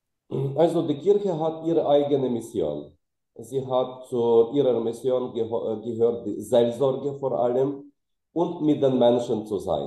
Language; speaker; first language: German; non-native, fluent; Ukrainian